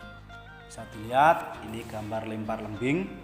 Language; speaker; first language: Indonesian; native; Indonesian